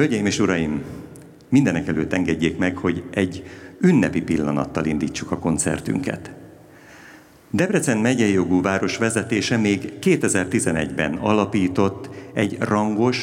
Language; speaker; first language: Hungarian; native; Hungarian